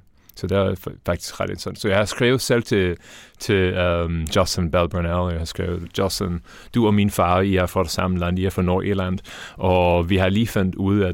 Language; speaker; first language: Danish; non-native, fluent; English